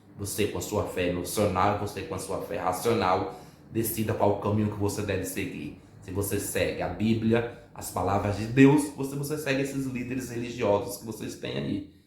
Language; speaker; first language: Portuguese; native; Portuguese